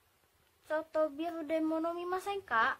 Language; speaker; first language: Japanese; non-native, learner; Indonesian